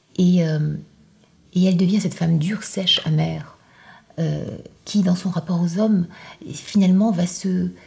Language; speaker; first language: French; non-native, local second language; Arabic